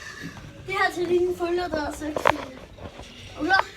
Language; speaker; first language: Danish; native; Danish